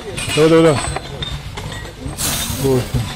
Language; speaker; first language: Russian; native; Russian